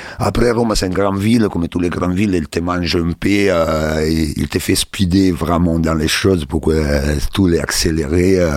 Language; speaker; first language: French; non-native, learner; Italian